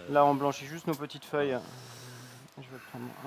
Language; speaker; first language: French; native; French